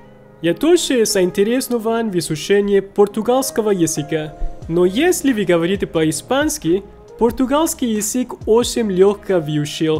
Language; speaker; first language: Russian; non-native, learner; Spanish